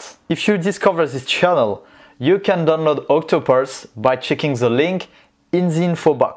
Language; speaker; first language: English; non-native, fluent; French